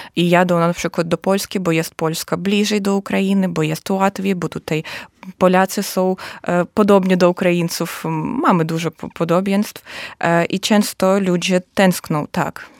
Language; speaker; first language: Polish; non-native, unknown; Russian